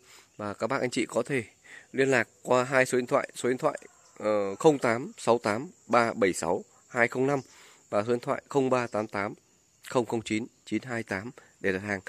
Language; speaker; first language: Vietnamese; native; Vietnamese